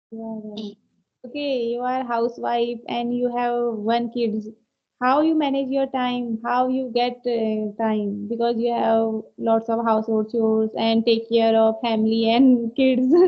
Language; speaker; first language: English; non-native, learner; Hindi